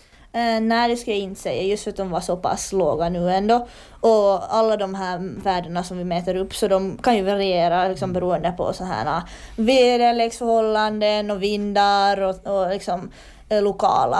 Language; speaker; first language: Swedish; native; Swedish